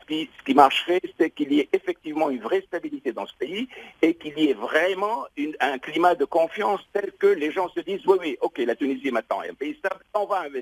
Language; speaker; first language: French; non-native, local second language; Arabic